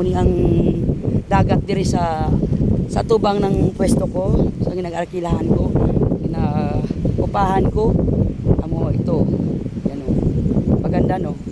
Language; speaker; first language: Filipino; non-native, local second language; Hiligaynon